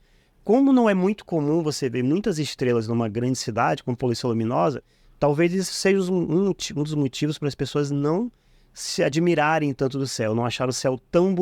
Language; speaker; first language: Portuguese; native; Portuguese